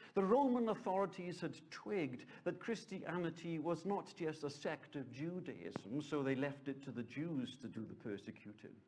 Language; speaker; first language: English; native; English